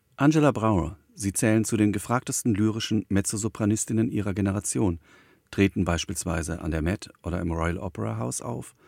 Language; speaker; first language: German; native; German